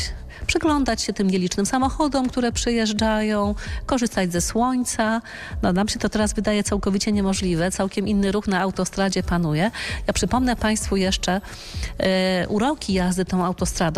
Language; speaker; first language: Polish; native; Polish